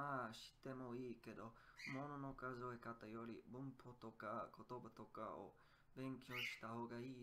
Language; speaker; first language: Japanese; non-native, learner; English